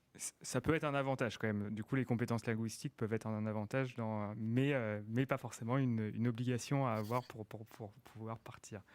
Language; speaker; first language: French; native; French